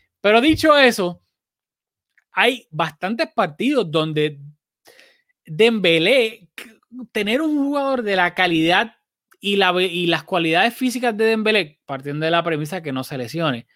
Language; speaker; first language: Spanish; native; Spanish